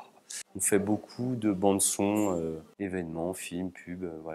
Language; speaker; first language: French; native; French